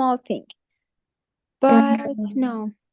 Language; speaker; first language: English; non-native, fluent; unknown